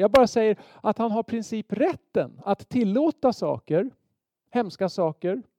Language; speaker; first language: Swedish; native; Swedish